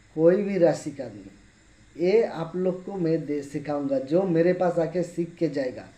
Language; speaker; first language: Hindi; non-native, local second language; Bangla